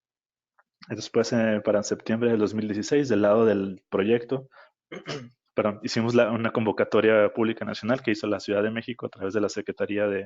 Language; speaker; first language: Spanish; native; Spanish